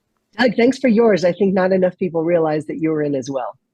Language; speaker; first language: English; native; English